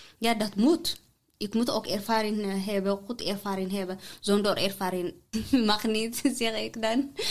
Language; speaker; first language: Dutch; non-native, learner; Tigrinya